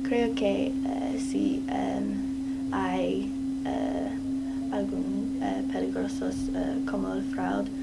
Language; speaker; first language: Spanish; non-native, learner; English